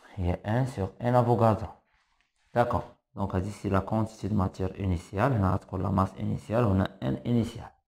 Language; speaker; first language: French; non-native, local second language; Arabic